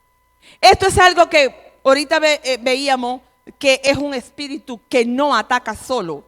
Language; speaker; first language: Spanish; native; Spanish